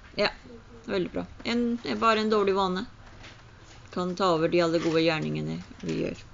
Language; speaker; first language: Norwegian; early bilingual, other home language; Urdu